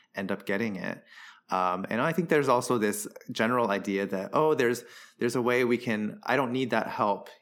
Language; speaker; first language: English; early bilingual, other home language; Chinese